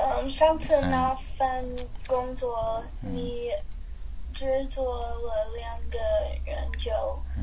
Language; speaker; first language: Chinese; non-native, learner; English